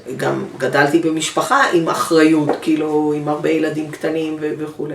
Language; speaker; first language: Hebrew; early bilingual, other home language; English